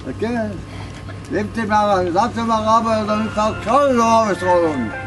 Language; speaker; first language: Hebrew; non-native, fluent; German